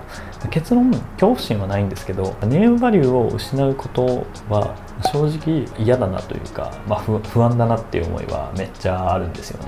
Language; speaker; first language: Japanese; native; Japanese